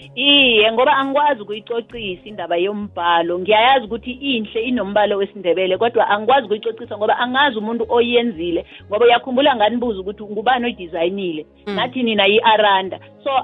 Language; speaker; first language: Zulu; non-native, local second language; South Ndebele